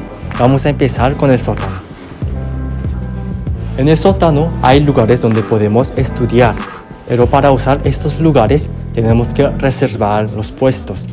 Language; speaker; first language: Spanish; non-native, learner; Korean